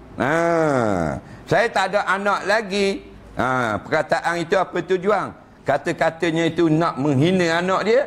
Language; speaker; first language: Malay; native; Malay